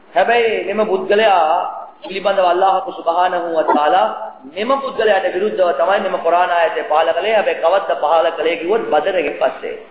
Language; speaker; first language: Sinhala; non-native, local second language; Tamil